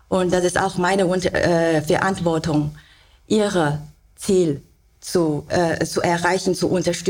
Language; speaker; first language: German; non-native, learner; Chinese